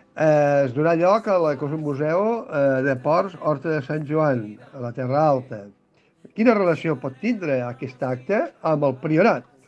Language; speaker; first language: Catalan; native; Catalan